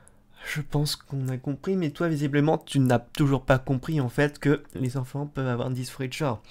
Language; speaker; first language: French; native; French